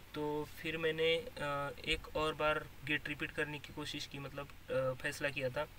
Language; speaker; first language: Hindi; non-native, local second language; Marathi